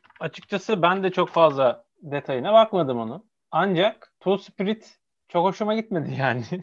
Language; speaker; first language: Turkish; native; Turkish